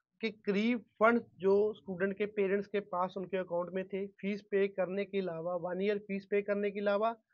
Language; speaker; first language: Hindi; non-native, local second language; Punjabi